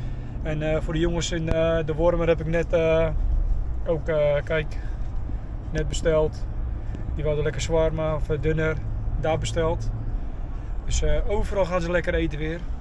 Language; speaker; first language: Dutch; native; Dutch